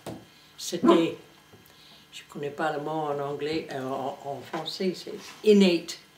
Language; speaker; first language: French; non-native, fluent; English